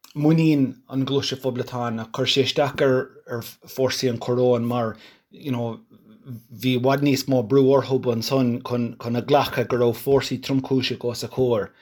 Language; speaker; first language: Irish; non-native, local second language; English